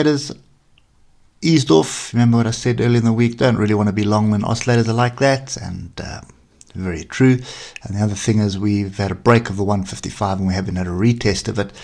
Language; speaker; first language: English; native; English